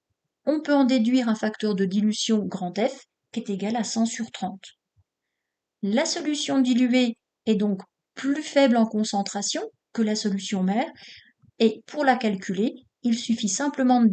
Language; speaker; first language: French; native; French